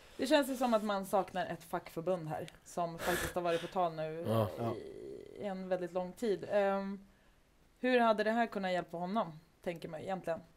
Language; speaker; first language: Swedish; native; Swedish